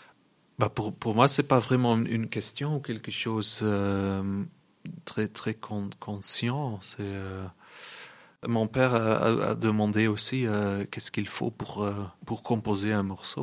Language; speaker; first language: French; non-native, local second language; Dutch